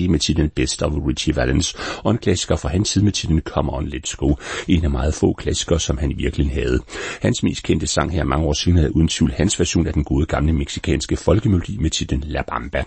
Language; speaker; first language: Danish; native; Danish